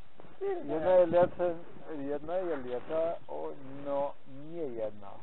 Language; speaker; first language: Polish; non-native, learner; Ukrainian